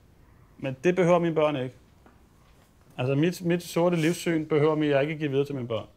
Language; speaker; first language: Danish; native; Danish